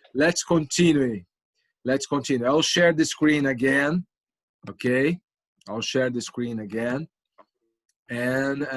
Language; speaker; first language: English; non-native, local second language; Portuguese